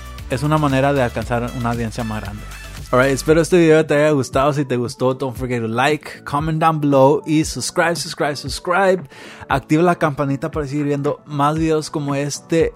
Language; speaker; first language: Spanish; early bilingual, heritage; Spanish